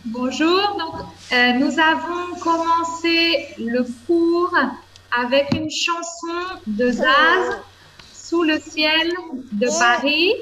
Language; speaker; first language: French; non-native, fluent; Spanish